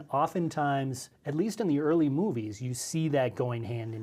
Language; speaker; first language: English; native; English